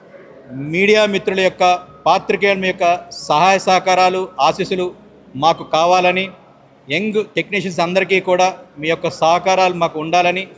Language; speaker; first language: Telugu; native; Telugu